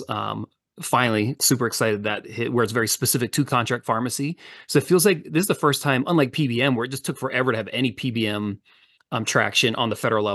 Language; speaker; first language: English; native; English